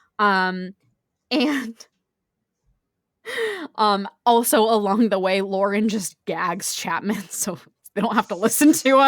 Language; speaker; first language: English; native; English